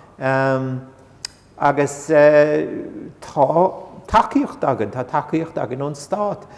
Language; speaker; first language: Irish; non-native, local second language; English